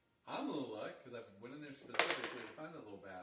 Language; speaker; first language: English; native; English